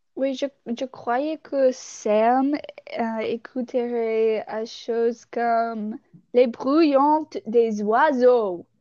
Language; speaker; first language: French; non-native, learner; English